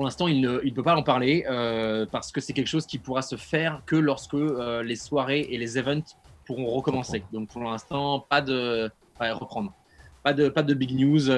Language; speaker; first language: French; native; French